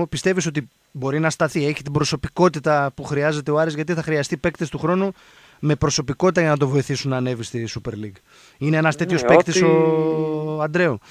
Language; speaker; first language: Greek; native; Greek